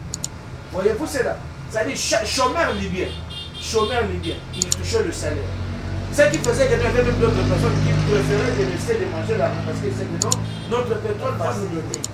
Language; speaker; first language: French; non-native, local second language; Lingala